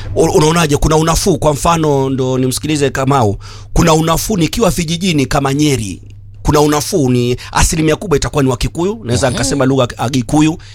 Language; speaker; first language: Swahili; non-native, local second language; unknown